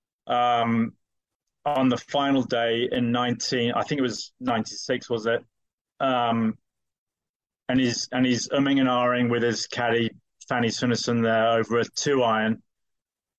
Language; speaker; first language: English; native; English